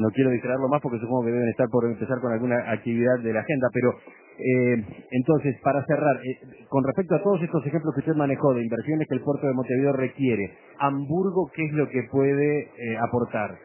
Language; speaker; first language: Spanish; native; Spanish